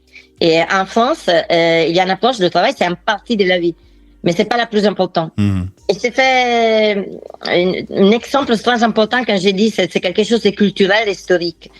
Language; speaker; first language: French; non-native, fluent; Italian